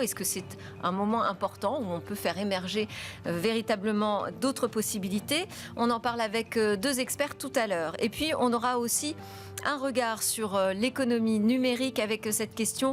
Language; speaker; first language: French; native; French